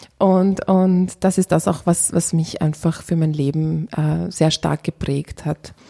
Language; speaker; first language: German; early bilingual, other home language; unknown